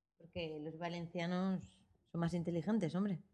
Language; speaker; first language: Spanish; native; Spanish